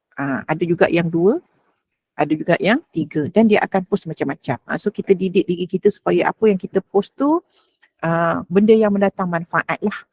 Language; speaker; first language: Malay; native; Malay